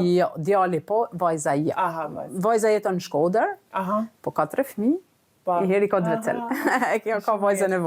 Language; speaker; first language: Albanian; native; Albanian